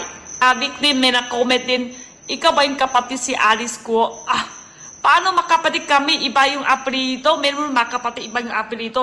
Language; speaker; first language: Filipino; non-native, learner; Chinese